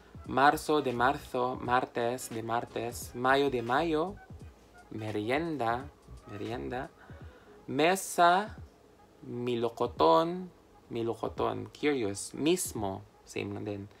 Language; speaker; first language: Spanish; non-native, fluent; Filipino